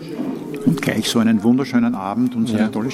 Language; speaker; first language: German; native; German